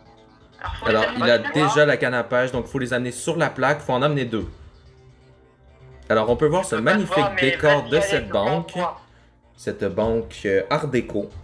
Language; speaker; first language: French; native; French